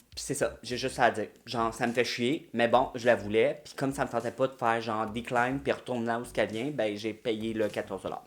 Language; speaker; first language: French; native; French